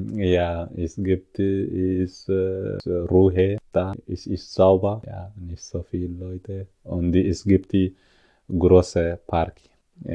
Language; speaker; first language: German; non-native, learner; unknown